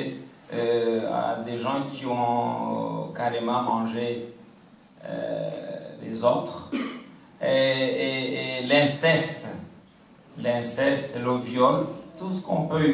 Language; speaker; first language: French; non-native, local second language; Kinyarwanda